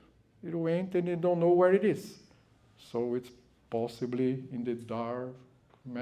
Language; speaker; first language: English; non-native, fluent; Portuguese